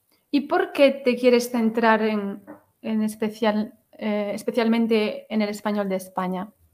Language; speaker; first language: Spanish; native; Spanish